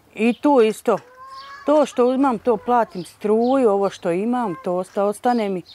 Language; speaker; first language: Bosnian; native; Bosnian